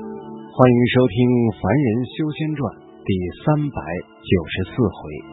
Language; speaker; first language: Chinese; native; Chinese